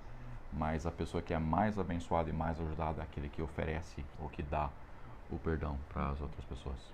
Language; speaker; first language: Portuguese; non-native, fluent; English